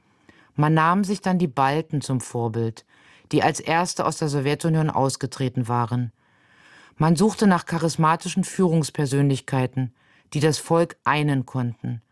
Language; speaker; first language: German; native; German